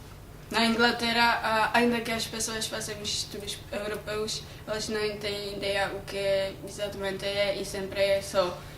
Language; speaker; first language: Portuguese; non-native, fluent; Czech